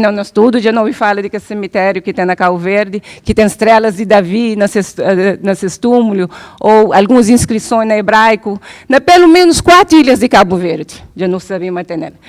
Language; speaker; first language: Portuguese; non-native, local second language; Kabuverdianu